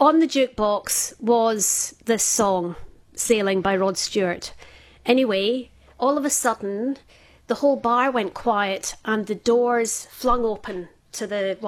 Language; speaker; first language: English; native; English